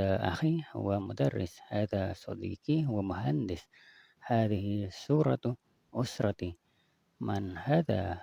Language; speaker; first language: Arabic; non-native, learner; Indonesian